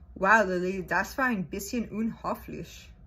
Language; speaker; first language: German; non-native, learner; English